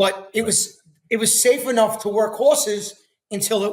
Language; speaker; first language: English; native; English